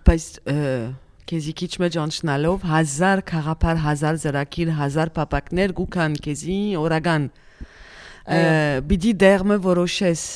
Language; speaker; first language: Armenian; early bilingual, heritage; Armenian